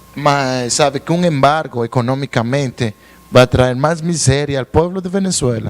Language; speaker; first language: Portuguese; non-native, learner; Spanish